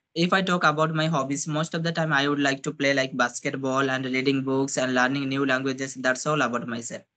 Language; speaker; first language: English; non-native, local second language; Odia